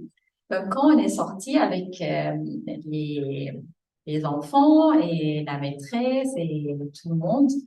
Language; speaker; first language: French; non-native, fluent; Arabic